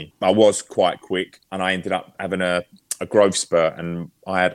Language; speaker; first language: English; native; English